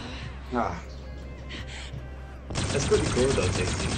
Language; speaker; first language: English; native; English